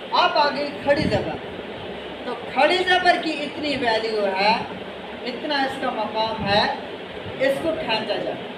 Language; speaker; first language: Urdu; native; Urdu